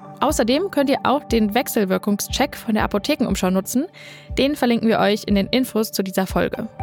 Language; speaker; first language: German; native; German